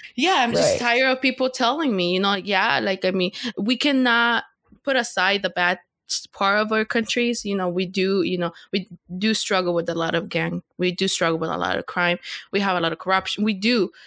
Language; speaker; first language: English; non-native, fluent; Spanish